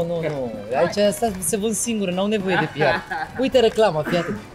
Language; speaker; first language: Romanian; native; Romanian